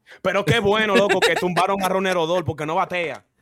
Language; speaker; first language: Spanish; native; Spanish